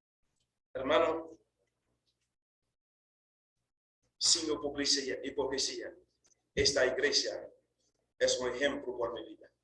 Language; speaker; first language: Spanish; non-native, fluent; Haitian Creole